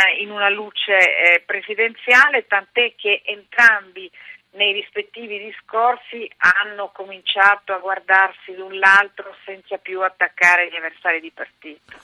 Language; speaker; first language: Italian; native; Italian